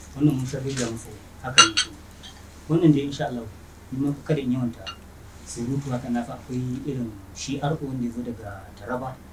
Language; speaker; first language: Hausa; non-native, local second language; Fula